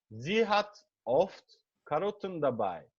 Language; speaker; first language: German; non-native, fluent; Turkish